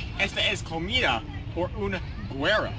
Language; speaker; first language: Spanish; non-native, learner; English